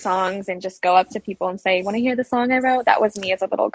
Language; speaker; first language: English; native; English